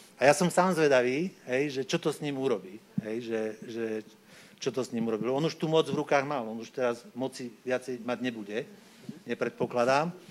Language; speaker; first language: Slovak; native; Slovak